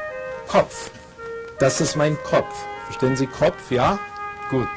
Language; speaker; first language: German; non-native, fluent; English